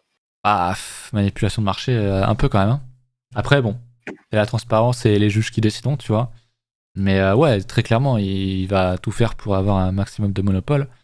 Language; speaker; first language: French; native; French